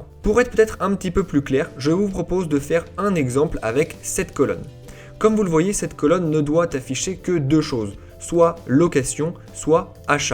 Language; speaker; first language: French; native; French